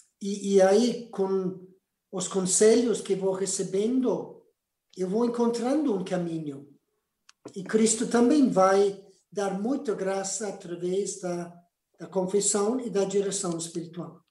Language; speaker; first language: Portuguese; non-native, fluent; Spanish